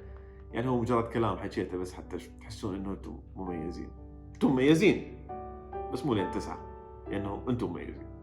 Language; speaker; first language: Arabic; native; Arabic